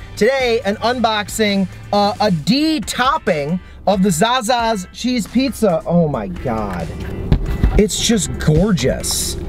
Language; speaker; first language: English; native; English